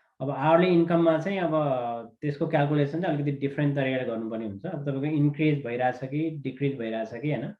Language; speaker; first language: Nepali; native; Nepali